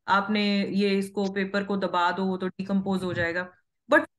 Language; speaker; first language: Hindi; non-native, local second language; Punjabi